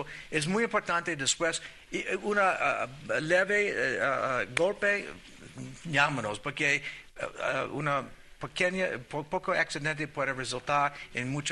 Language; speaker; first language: Spanish; non-native, learner; English